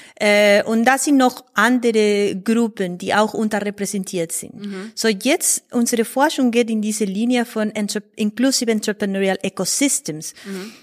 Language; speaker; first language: German; non-native, learner; Spanish